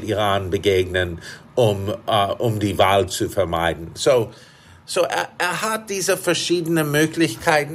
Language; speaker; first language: German; non-native, fluent; English